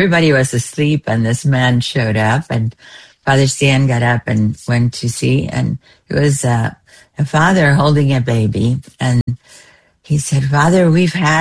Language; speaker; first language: English; non-native, fluent; Spanish